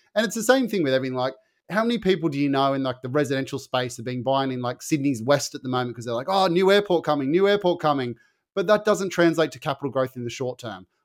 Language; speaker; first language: English; native; English